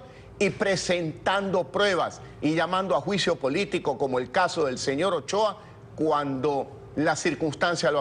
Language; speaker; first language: Spanish; native; Spanish